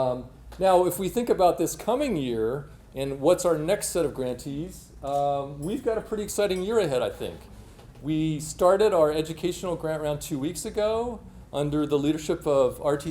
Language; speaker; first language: English; native; English